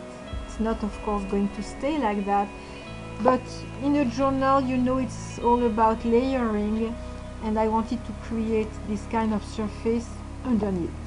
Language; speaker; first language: English; non-native, fluent; French